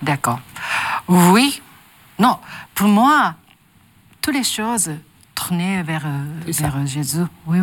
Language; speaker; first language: French; non-native, learner; Japanese